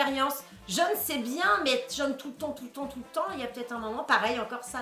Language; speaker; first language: French; native; French